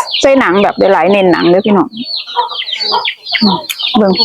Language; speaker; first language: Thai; non-native, local second language; Northeastern Thai